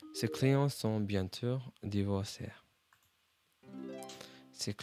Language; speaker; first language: French; non-native, learner; English